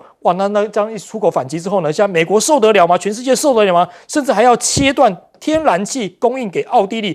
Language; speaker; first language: Chinese; native; Chinese